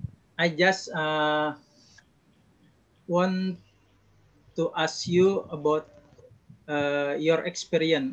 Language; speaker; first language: English; non-native, learner; Indonesian